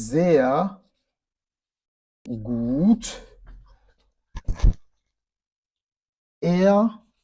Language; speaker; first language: German; non-native, fluent; French